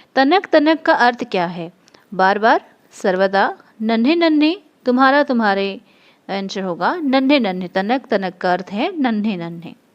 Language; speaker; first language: Hindi; non-native, local second language; Odia